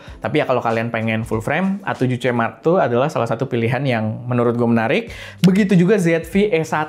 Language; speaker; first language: Indonesian; native; Indonesian